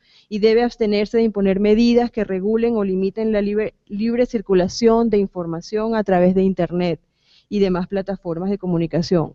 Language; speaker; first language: Spanish; native; Spanish